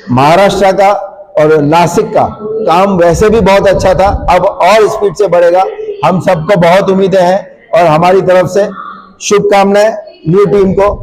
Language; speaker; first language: Hindi; non-native, local second language; Sindhi